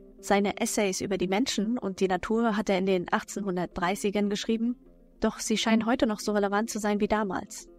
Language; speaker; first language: German; native; German